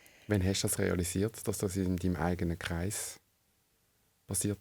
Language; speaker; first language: German; native; German